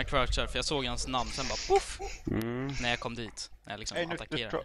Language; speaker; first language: Swedish; native; Swedish